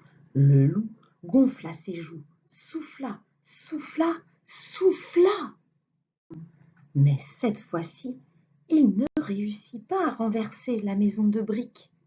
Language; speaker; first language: French; native; French